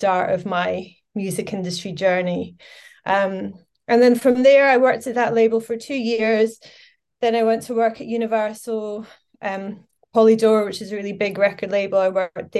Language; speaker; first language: English; native; English